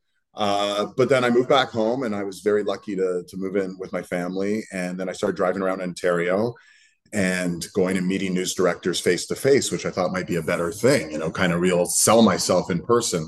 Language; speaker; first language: English; native; English